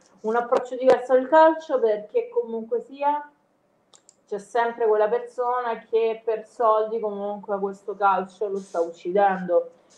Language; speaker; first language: Italian; native; Italian